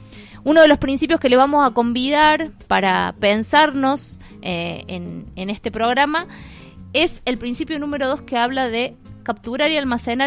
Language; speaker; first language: Spanish; native; Spanish